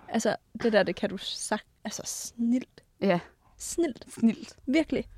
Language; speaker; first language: Danish; native; Danish